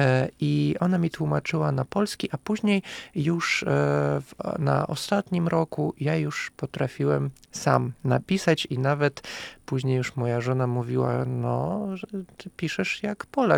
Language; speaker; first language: Polish; non-native, fluent; Russian